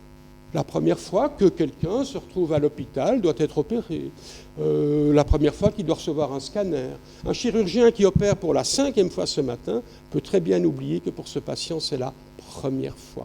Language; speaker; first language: French; native; French